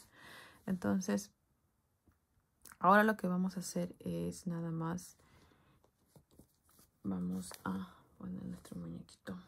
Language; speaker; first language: Spanish; native; Spanish